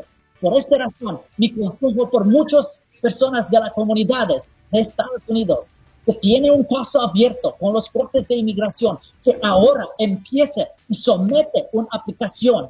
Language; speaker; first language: Spanish; non-native, fluent; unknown